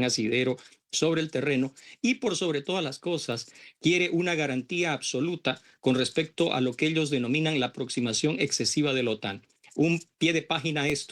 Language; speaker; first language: Spanish; native; Spanish